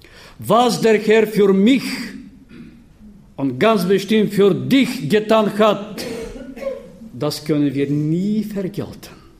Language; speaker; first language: German; non-native, fluent; Bulgarian